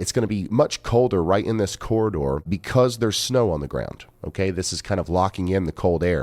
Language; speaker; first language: English; native; English